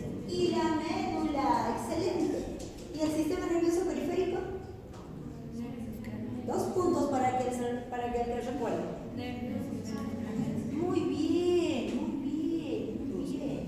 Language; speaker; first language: Spanish; native; Spanish